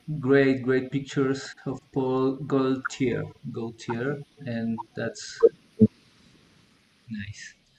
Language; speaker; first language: English; non-native, learner; Spanish